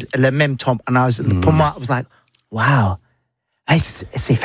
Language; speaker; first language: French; non-native, learner; English